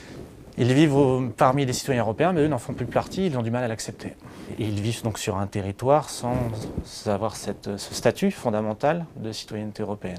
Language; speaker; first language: French; native; French